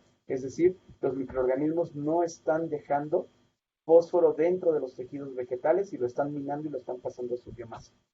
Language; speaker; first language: Spanish; native; Spanish